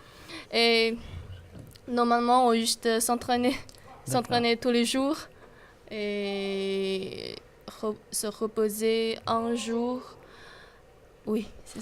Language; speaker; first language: French; non-native, learner; Chinese